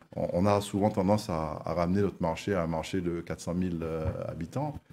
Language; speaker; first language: French; native; French